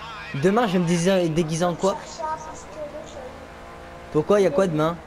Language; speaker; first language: French; native; French